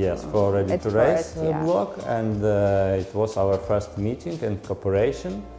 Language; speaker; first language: English; non-native, learner; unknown